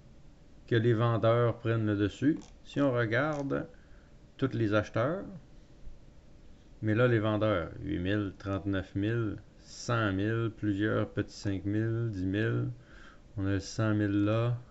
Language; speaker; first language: French; native; French